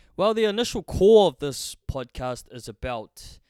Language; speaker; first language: English; native; English